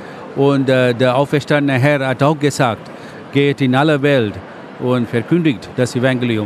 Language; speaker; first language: German; non-native, fluent; Tamil